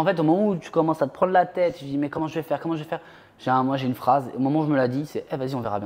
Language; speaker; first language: French; native; French